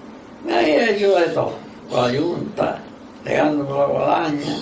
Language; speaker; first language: Spanish; native; Spanish